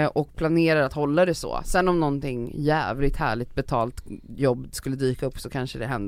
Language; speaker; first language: Swedish; native; Swedish